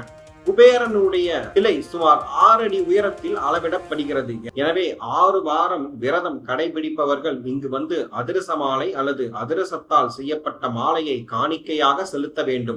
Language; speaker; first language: Tamil; native; Tamil